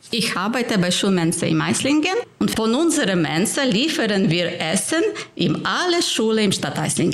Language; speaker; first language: German; non-native, fluent; Ukrainian